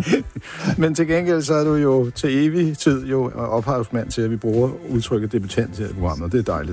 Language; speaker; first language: Danish; native; Danish